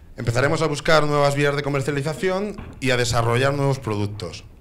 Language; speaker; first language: Spanish; native; Spanish